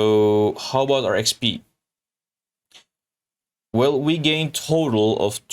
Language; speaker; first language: English; non-native, learner; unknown